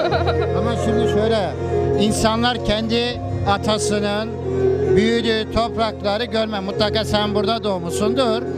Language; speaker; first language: Turkish; native; Turkish